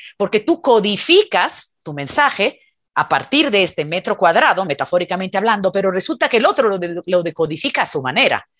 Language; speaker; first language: Spanish; non-native, fluent; Italian